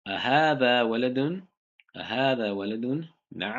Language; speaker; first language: Arabic; non-native, fluent; English